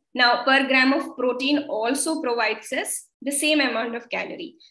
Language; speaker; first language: English; non-native, local second language; Kannada